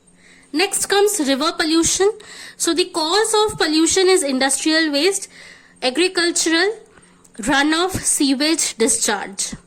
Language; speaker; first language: English; non-native, local second language; Hindi